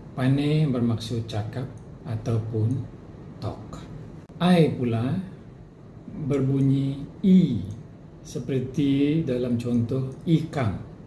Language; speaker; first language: Malay; non-native, local second language; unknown